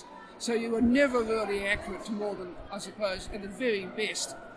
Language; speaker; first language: English; native; English